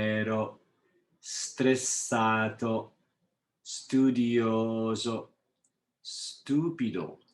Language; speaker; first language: Italian; non-native, fluent; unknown